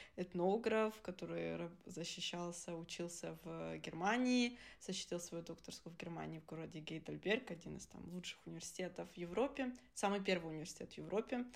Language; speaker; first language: Russian; early bilingual, other home language; Adyghe